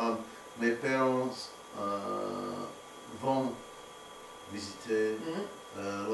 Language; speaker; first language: French; non-native, learner; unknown